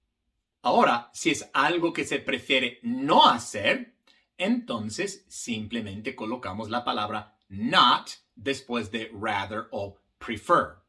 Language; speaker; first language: Spanish; non-native, fluent; English